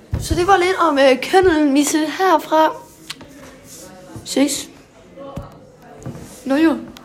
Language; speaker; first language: Danish; native; Danish